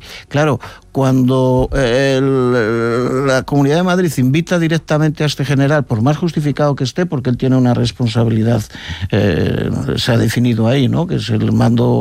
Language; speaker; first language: Spanish; native; Spanish